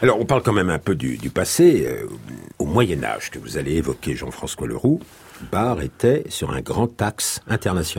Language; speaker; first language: French; native; French